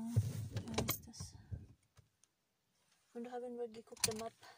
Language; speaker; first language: German; non-native, learner; Filipino